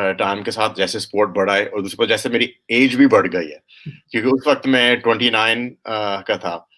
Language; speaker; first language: Urdu; early bilingual, heritage; Urdu